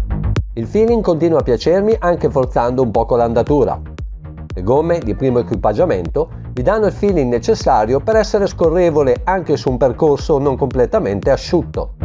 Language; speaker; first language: Italian; native; Italian